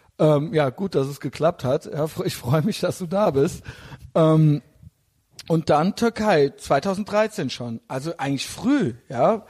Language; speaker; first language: German; native; German